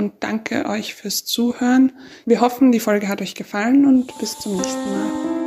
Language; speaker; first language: German; native; German